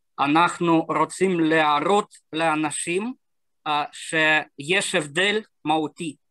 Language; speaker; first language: Hebrew; non-native, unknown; Russian